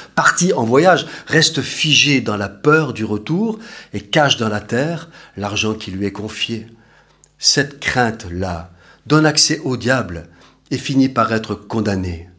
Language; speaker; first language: French; native; French